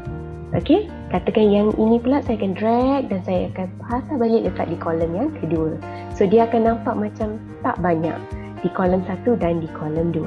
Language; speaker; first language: Malay; native; Malay